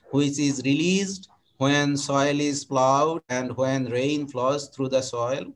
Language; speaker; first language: English; non-native, local second language; Bangla